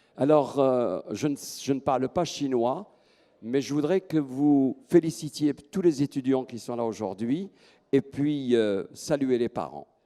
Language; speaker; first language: French; native; French